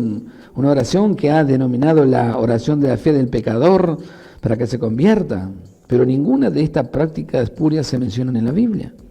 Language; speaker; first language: Spanish; native; Spanish